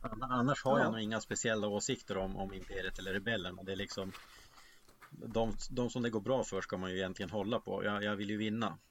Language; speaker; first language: Swedish; native; Swedish